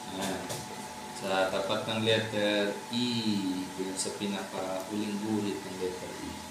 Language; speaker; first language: Filipino; native; Filipino